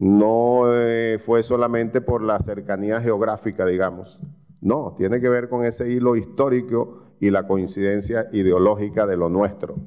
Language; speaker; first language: Spanish; native; Spanish